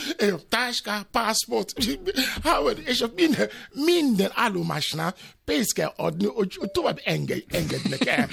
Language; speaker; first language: Hungarian; non-native, fluent; Yoruba